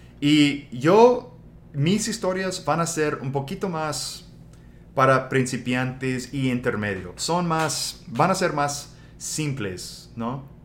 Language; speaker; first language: Spanish; non-native, fluent; English